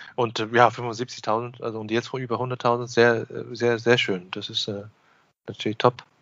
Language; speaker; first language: German; non-native, fluent; Chinese